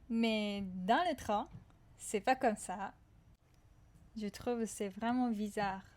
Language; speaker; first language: French; non-native, fluent; Japanese